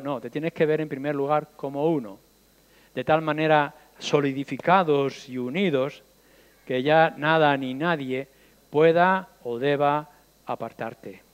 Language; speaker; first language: Spanish; native; Spanish